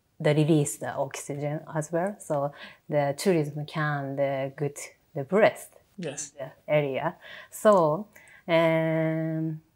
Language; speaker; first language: English; non-native, learner; Japanese